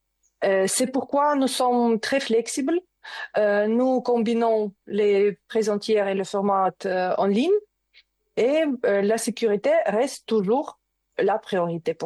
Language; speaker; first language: French; non-native, learner; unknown